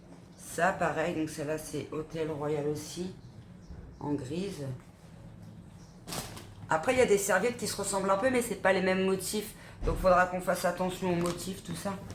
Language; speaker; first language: French; native; French